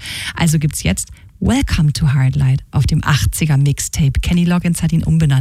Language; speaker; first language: German; native; German